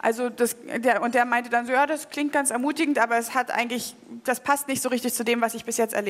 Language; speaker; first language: German; native; German